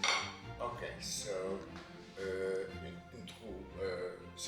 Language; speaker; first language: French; non-native, learner; English